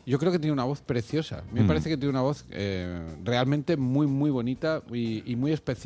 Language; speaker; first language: Spanish; native; Spanish